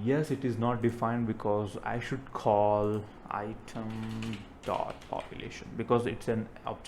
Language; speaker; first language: English; non-native, local second language; Telugu